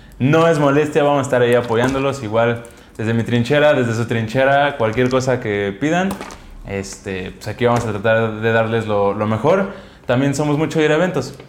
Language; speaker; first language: Spanish; native; Spanish